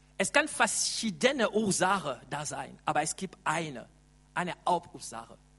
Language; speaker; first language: German; non-native, fluent; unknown